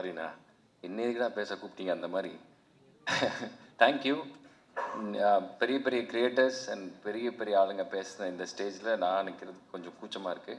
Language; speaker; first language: Tamil; native; Tamil